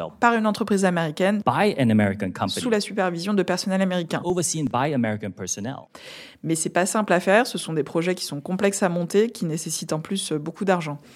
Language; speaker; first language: French; native; French